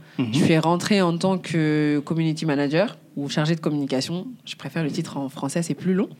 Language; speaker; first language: French; early bilingual, other home language; Bambara